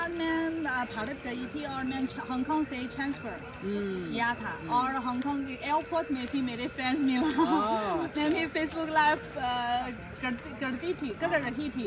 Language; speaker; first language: Hindi; non-native, fluent; Chinese